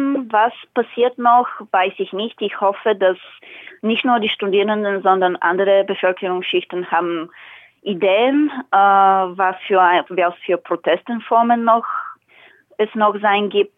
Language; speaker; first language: German; non-native, fluent; Bulgarian